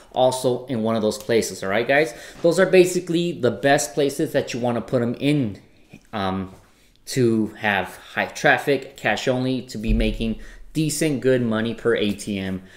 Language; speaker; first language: English; native; English